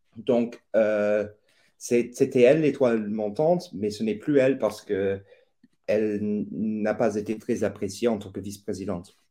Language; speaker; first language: French; non-native, fluent; English